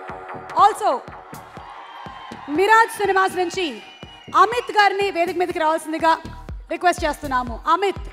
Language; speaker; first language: Telugu; native; Telugu